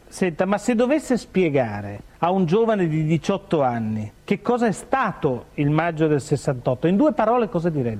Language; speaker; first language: Italian; native; Italian